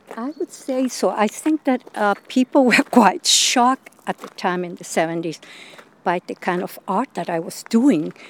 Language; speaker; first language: English; non-native, fluent; Spanish